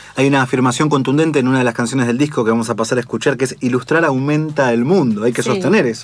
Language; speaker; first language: Spanish; native; Spanish